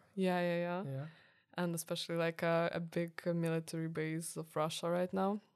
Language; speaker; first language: English; non-native, fluent; Ukrainian